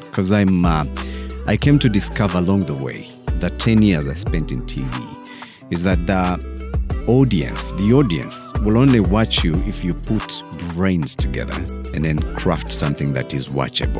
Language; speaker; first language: English; non-native, local second language; Nyankole